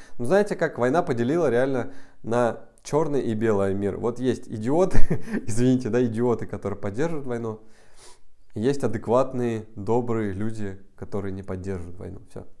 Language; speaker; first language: Russian; native; Russian